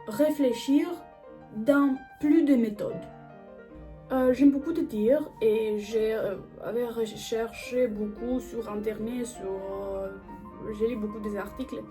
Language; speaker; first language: French; non-native, learner; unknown